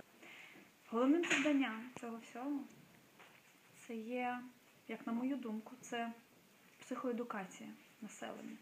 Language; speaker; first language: Ukrainian; native; Ukrainian